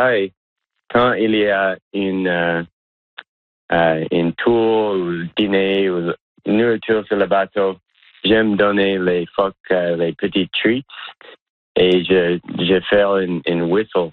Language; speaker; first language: French; non-native, local second language; English